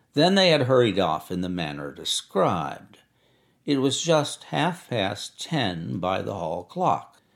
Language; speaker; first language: English; native; English